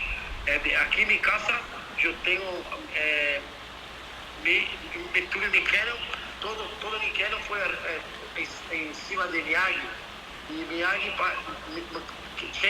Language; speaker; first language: Spanish; non-native, learner; Portuguese